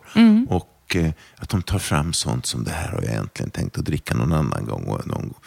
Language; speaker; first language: Swedish; non-native, local second language; German